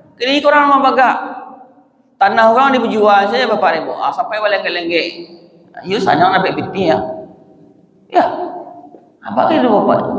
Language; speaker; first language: Malay; non-native, local second language; Minangkabau